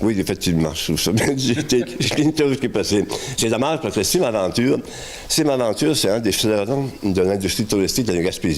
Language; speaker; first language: French; native; French